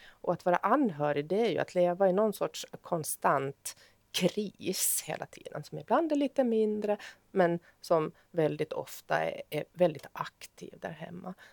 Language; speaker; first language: Swedish; native; Swedish